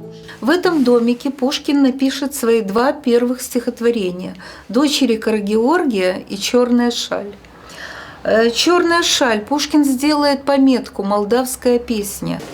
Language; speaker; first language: Russian; native; Russian